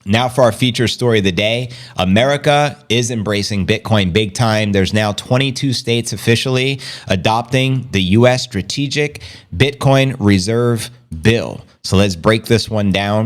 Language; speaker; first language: English; native; English